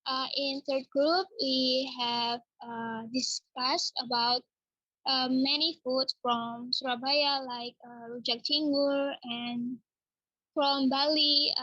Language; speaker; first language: English; non-native, learner; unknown